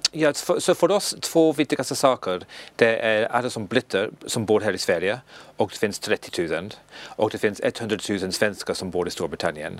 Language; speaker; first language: Swedish; non-native, learner; English